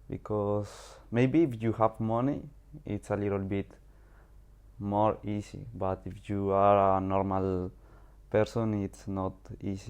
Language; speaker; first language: English; non-native, learner; Spanish